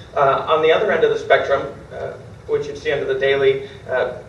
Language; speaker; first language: English; native; English